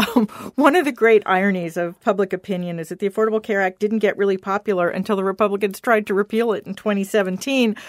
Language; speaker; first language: English; native; English